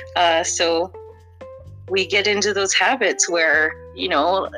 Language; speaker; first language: English; native; English